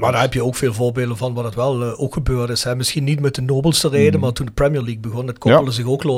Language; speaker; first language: Dutch; native; Dutch